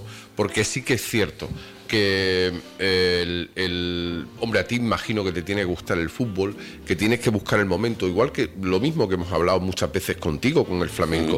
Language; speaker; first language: Spanish; native; Spanish